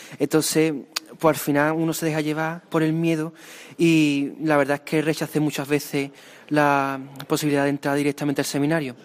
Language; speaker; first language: Spanish; native; Spanish